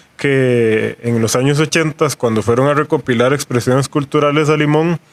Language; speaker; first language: Spanish; native; Spanish